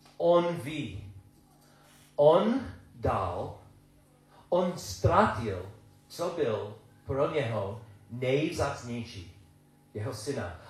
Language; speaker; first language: Czech; non-native, learner; English